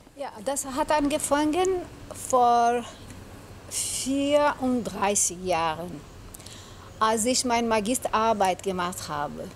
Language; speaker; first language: German; non-native, fluent; Portuguese